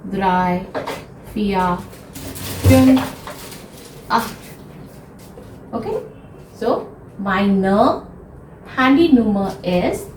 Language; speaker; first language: German; non-native, fluent; Hindi